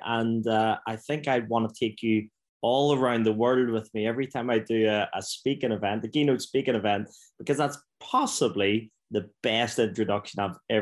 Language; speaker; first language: English; native; English